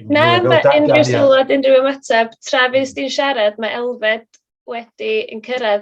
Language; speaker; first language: Welsh; native; Welsh